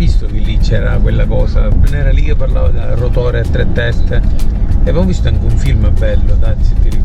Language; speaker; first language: Italian; native; Italian